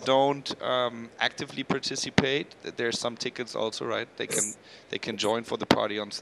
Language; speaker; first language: English; non-native, fluent; German